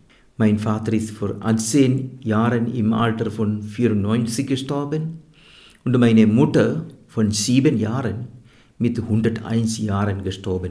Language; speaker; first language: German; non-native, fluent; Malayalam